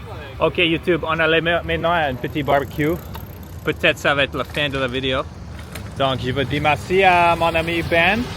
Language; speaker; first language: French; non-native, local second language; English